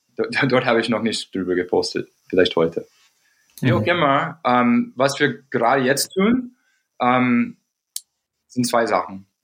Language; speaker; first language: German; non-native, fluent; English